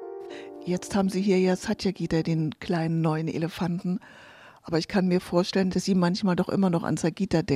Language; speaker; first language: German; native; German